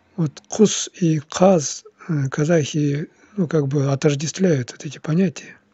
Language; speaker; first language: Russian; non-native, local second language; Kazakh